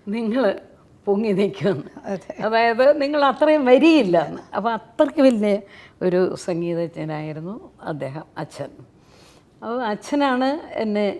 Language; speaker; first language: Malayalam; native; Malayalam